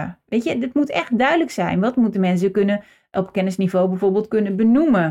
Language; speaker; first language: Dutch; native; Dutch